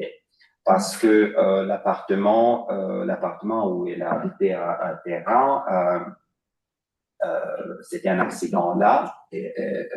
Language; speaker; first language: French; non-native, fluent; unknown